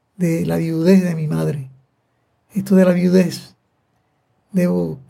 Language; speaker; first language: Spanish; native; Spanish